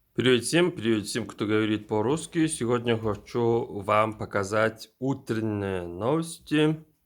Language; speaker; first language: Russian; non-native, fluent; Mongolian